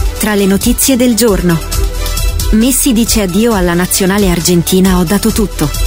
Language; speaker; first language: Italian; native; Italian